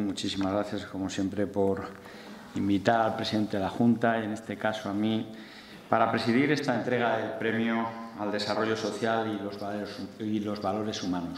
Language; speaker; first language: Spanish; native; Spanish